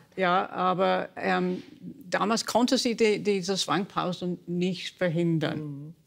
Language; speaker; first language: German; non-native, fluent; English